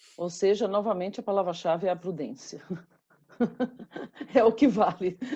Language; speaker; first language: Portuguese; native; Portuguese